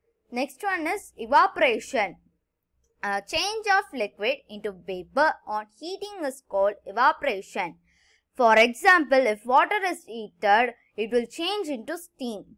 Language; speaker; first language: English; non-native, local second language; Tamil